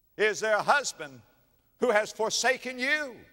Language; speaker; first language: English; native; English